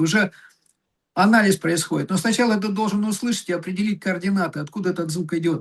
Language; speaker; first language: Russian; native; Russian